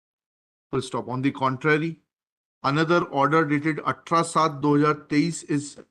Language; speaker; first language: English; non-native, local second language; Hindi